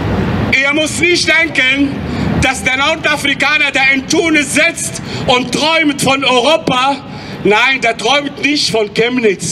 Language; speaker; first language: German; non-native, fluent; Arabic